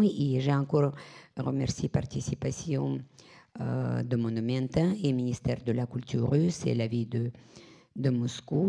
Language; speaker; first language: French; non-native, fluent; Russian